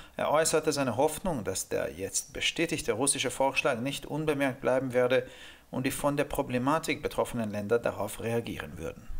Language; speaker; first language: German; non-native, fluent; Hungarian